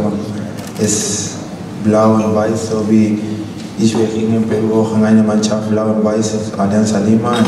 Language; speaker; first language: German; non-native, learner; Spanish